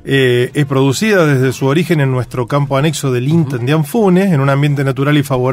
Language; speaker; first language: Spanish; native; Spanish